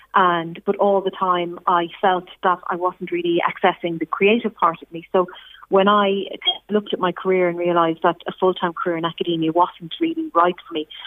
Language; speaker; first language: English; native; English